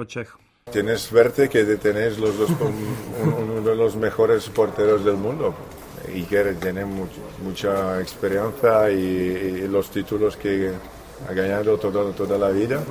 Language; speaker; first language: Spanish; non-native, fluent; Czech